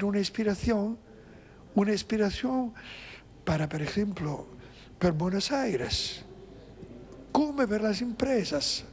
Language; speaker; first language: Spanish; non-native, fluent; Italian